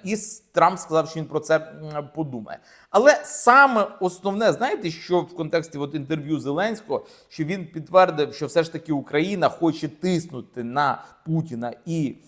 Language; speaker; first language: Ukrainian; native; Ukrainian